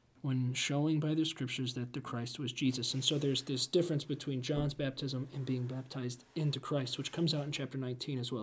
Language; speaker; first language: English; native; English